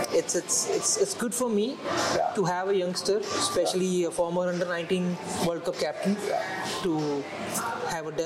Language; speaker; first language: English; non-native, local second language; Punjabi